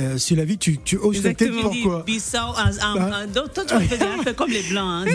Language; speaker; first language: French; native; French